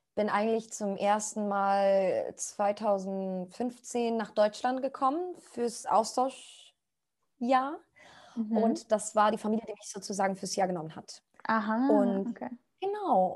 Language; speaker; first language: German; non-native, fluent; Spanish